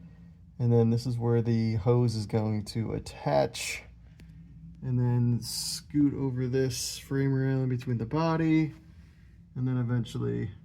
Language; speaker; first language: English; native; English